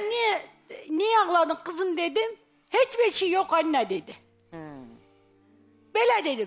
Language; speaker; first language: Turkish; native; Turkish